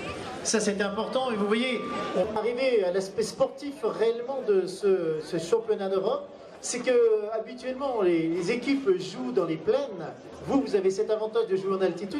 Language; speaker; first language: French; native; French